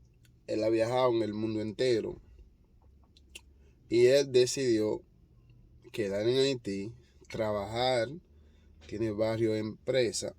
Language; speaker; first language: Spanish; non-native, fluent; Haitian Creole